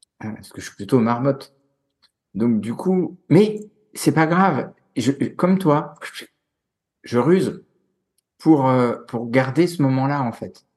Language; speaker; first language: French; native; French